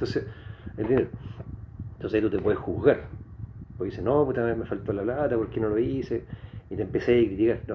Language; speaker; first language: Spanish; native; Spanish